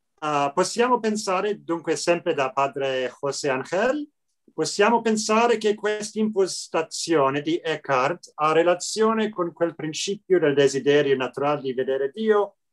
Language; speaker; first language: Italian; non-native, fluent; English